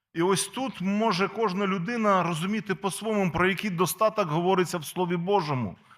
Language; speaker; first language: Ukrainian; non-native, local second language; Russian